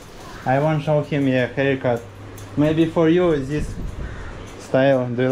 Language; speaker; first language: English; non-native, learner; Russian